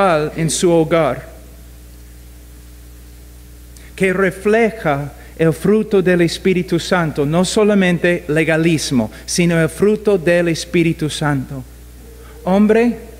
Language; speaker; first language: Spanish; non-native, fluent; English